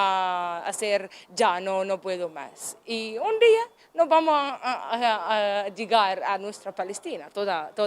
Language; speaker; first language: Spanish; non-native, learner; Arabic